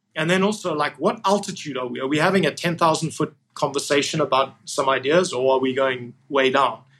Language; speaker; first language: English; native; English